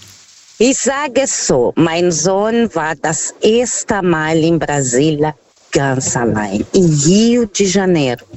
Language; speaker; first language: German; non-native, fluent; Portuguese